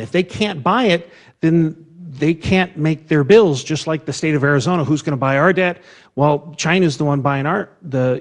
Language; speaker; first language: English; native; English